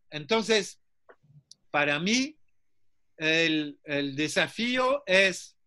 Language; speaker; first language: Spanish; non-native, fluent; French